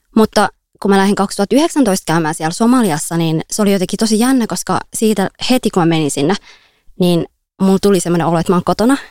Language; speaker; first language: Finnish; early bilingual, other home language; Somali